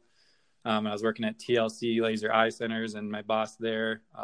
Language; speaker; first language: English; native; English